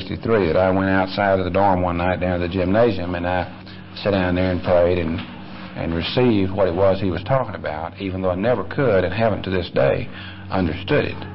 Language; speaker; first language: English; native; English